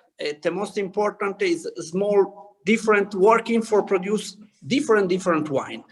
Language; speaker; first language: English; non-native, learner; Italian